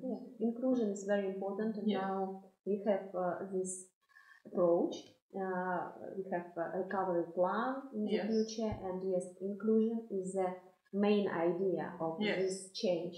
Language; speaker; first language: English; non-native, fluent; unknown